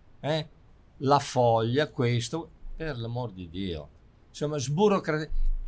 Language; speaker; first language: Italian; native; Italian